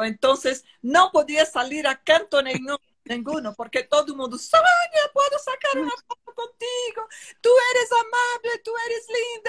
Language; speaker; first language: Spanish; non-native, fluent; Portuguese